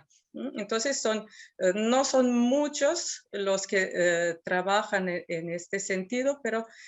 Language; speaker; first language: Spanish; non-native, fluent; Serbian